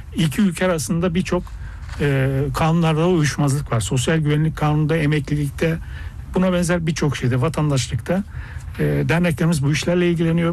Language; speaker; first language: Turkish; early bilingual, heritage; Turkish